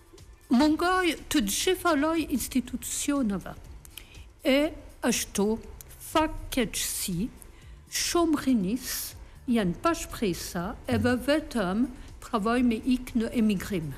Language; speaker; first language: Albanian; non-native, learner; French